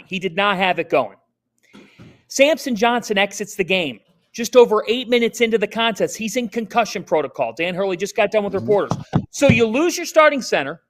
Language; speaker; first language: English; native; English